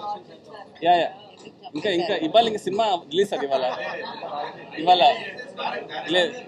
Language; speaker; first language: Telugu; native; Telugu